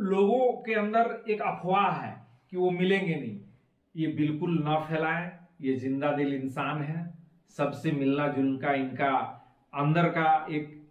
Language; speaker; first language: Hindi; native; Hindi